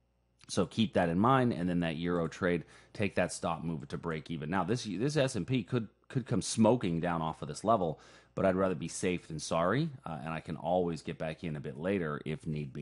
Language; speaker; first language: English; native; English